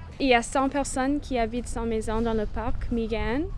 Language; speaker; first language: French; non-native, local second language; English